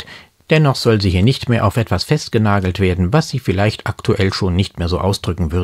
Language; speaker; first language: German; native; German